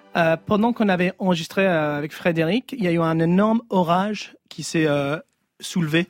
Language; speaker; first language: French; early bilingual, other home language; English